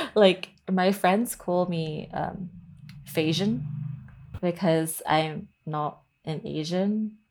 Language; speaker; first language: English; native; English